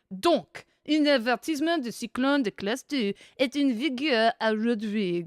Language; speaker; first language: French; non-native, learner; English